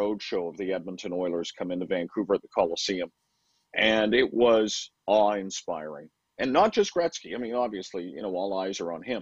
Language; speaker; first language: English; native; English